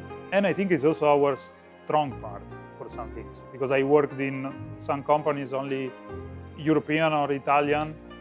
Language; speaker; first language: English; non-native, fluent; Italian